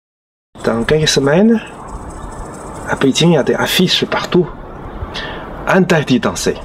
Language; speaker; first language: French; non-native, learner; Chinese